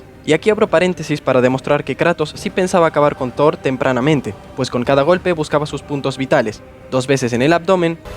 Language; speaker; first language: Spanish; native; Spanish